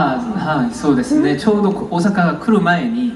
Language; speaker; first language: Japanese; non-native, fluent; Korean